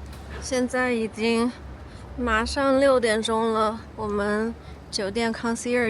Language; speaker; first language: Chinese; native; Chinese